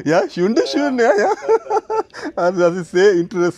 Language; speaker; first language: German; non-native, learner; Sinhala